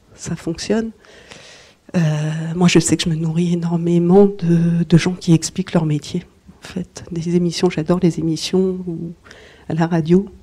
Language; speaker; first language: French; native; French